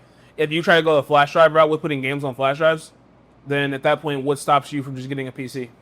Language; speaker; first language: English; native; English